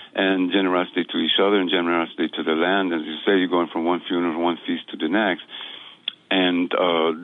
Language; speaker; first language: English; native; English